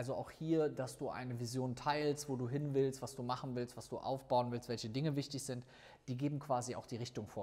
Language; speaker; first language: German; native; German